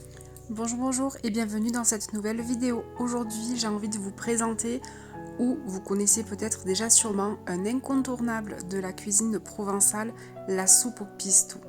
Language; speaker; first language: French; native; French